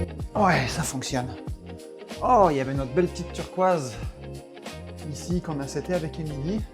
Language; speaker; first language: French; native; French